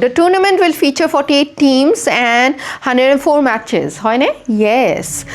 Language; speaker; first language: English; non-native, local second language; Assamese